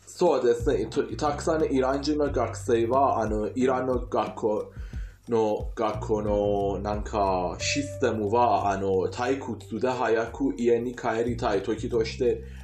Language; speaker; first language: Japanese; non-native, fluent; Persian